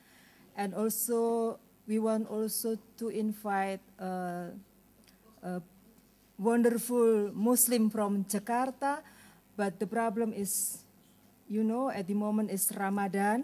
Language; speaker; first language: English; non-native, learner; Indonesian